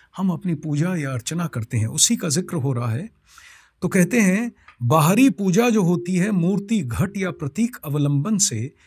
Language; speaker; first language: Hindi; non-native, local second language; Bangla